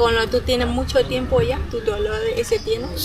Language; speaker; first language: Spanish; non-native, learner; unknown